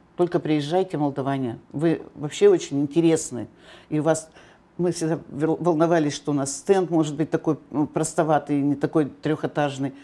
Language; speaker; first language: Russian; native; Russian